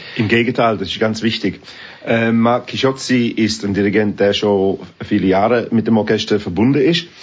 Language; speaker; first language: German; non-native, fluent; English